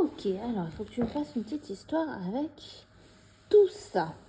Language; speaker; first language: French; native; French